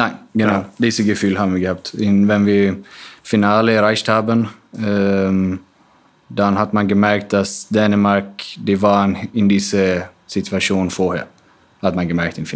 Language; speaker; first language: German; non-native, fluent; Swedish